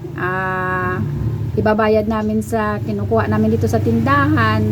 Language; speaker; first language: Filipino; non-native, local second language; Cebuano